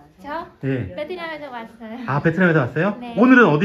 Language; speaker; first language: Korean; non-native, learner; Vietnamese